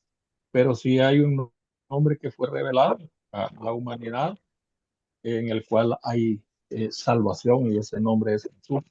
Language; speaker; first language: Spanish; native; Spanish